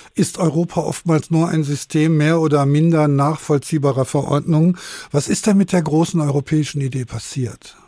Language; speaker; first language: German; native; German